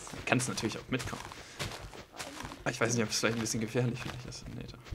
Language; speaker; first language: German; native; German